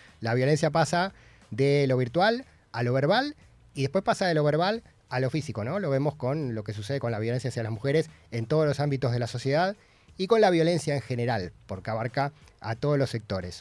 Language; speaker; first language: Spanish; native; Spanish